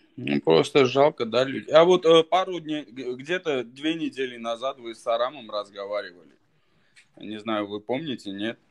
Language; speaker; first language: Russian; non-native, fluent; Armenian